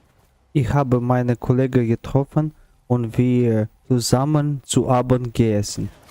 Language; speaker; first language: German; non-native, learner; Russian